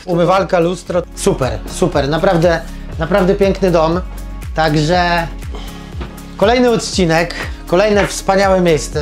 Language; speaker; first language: Polish; native; Polish